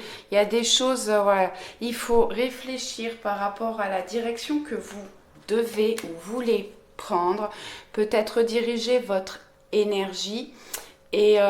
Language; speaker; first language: French; native; French